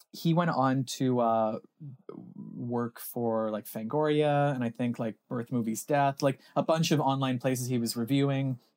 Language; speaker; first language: English; native; English